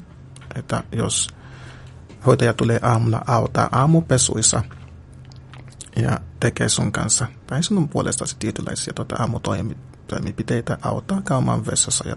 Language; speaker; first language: Finnish; non-native, fluent; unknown